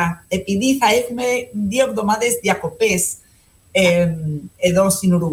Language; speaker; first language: Greek; non-native, fluent; Spanish